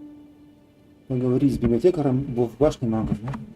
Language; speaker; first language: Russian; native; Russian